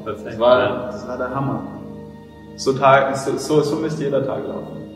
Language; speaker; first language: German; native; German